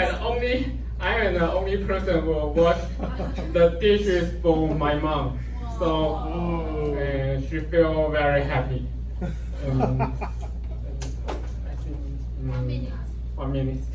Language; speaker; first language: English; non-native, learner; Chinese